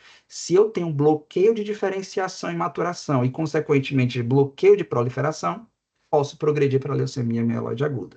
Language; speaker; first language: Portuguese; native; Portuguese